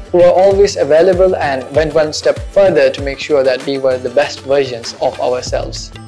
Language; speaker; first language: English; non-native, local second language; Urdu